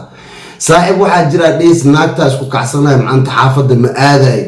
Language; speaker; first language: Somali; native; Somali